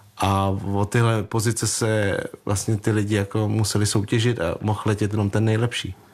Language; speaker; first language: Czech; early bilingual, other home language; Vietnamese